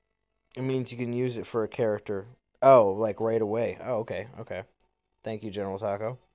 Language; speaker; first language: English; native; English